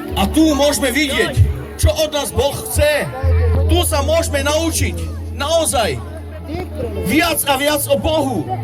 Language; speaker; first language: Slovak; non-native, local second language; Romany